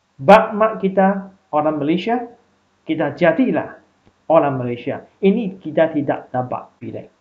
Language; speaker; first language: Malay; non-native, local second language; Chinese